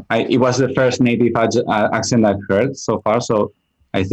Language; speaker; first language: English; non-native, fluent; Spanish